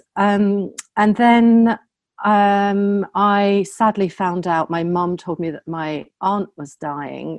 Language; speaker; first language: English; native; English